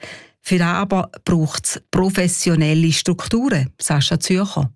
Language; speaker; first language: German; native; German